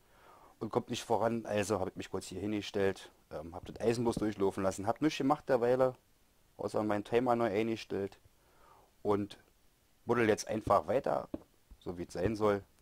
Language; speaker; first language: German; native; German